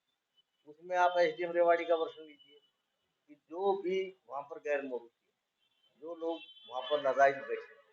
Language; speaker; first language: Hindi; native; Hindi